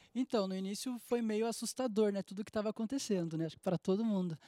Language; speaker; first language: Portuguese; native; Portuguese